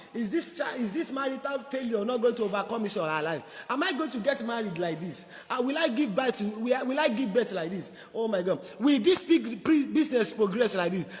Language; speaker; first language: English; non-native, local second language; Yoruba